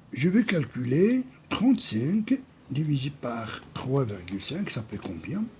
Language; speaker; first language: French; non-native, local second language; Arabic